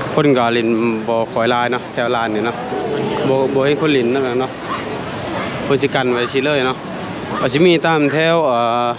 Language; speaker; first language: Thai; native; Thai